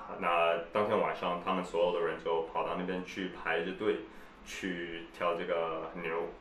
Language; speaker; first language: Chinese; early bilingual, heritage; Chinese